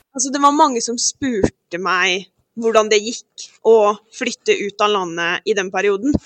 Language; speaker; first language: Norwegian; native; Norwegian